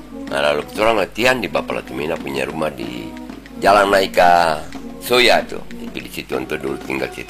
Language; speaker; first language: Indonesian; non-native, local second language; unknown